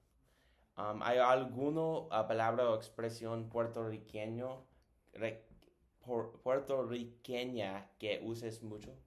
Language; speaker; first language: Spanish; non-native, learner; English